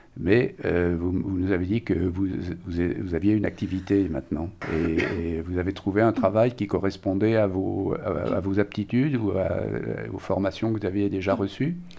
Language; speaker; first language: French; native; French